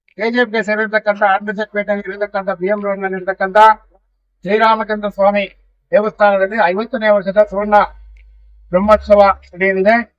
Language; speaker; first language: Kannada; non-native, local second language; Tamil